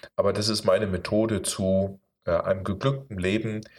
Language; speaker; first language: German; native; German